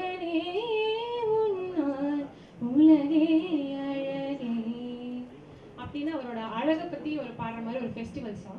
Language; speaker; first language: Tamil; native; Tamil